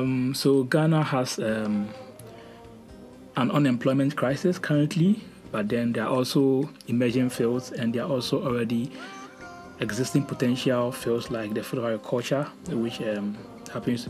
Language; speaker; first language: English; non-native, local second language; Akan